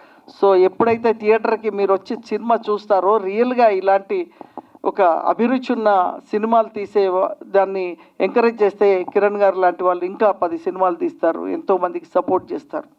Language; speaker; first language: Telugu; native; Telugu